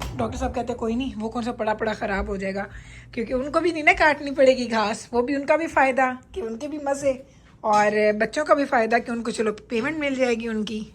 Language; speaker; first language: Urdu; non-native, local second language; Punjabi